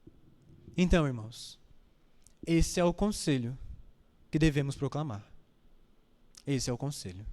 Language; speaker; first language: Portuguese; native; Portuguese